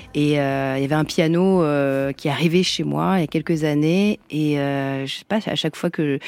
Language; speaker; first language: French; early bilingual, other home language; Vietnamese